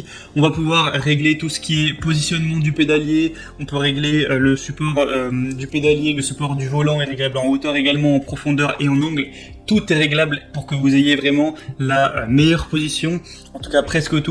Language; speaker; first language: French; native; French